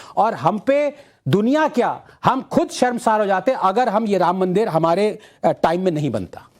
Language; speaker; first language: Hindi; non-native, local second language; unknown